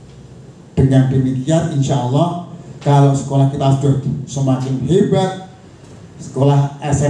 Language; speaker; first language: Indonesian; native; Indonesian